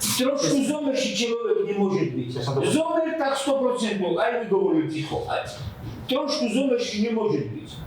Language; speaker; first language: Slovak; non-native, learner; Russian